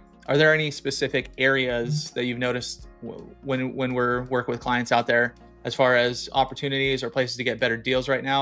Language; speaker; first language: English; native; English